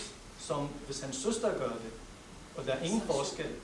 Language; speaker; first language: Danish; non-native, local second language; Arabic